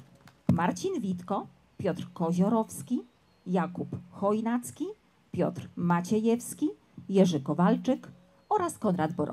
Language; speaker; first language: Polish; native; Polish